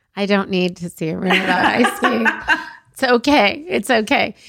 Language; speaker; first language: English; early bilingual, other home language; Arabic